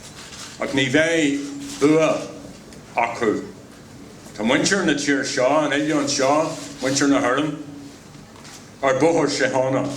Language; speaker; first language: Irish; non-native, local second language; English